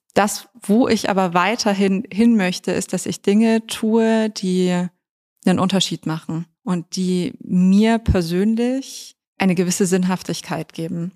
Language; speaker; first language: German; native; German